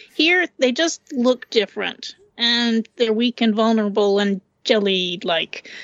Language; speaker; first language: English; native; English